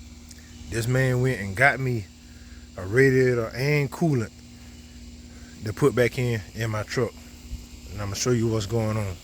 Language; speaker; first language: English; native; English